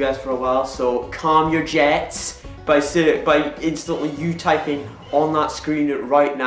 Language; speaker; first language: English; native; English